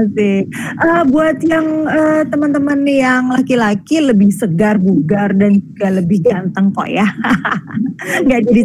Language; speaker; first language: Indonesian; native; Indonesian